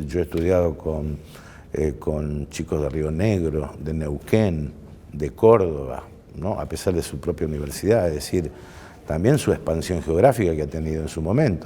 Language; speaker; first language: Spanish; native; Spanish